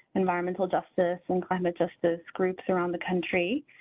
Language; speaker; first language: English; native; English